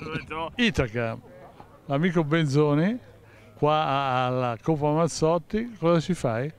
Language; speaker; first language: Italian; native; Italian